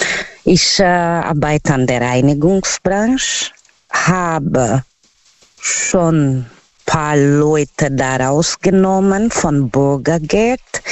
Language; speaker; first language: German; non-native, learner; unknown